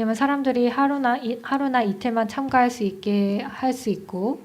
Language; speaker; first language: Korean; native; Korean